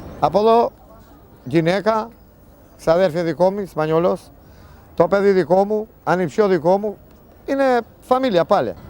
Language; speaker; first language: Greek; non-native, learner; Italian